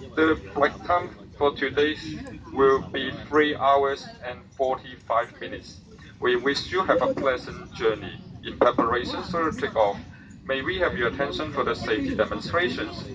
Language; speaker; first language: English; non-native, local second language; Cantonese